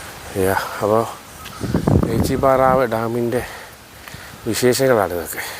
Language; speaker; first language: Malayalam; native; Malayalam